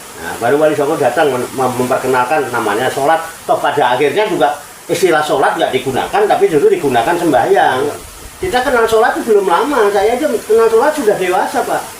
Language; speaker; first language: Indonesian; non-native, local second language; Javanese